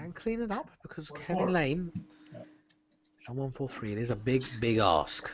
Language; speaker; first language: English; native; English